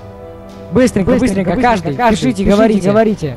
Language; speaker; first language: Russian; native; Russian